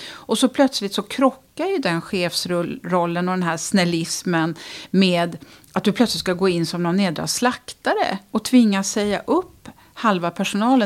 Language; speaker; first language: Swedish; native; Swedish